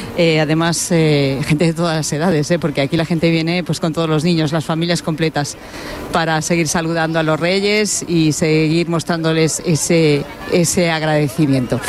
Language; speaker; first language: Spanish; native; Spanish